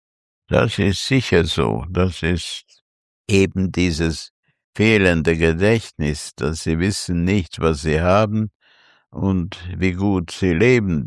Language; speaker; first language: German; non-native, fluent; Hungarian